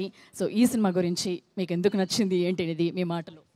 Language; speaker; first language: Telugu; native; Telugu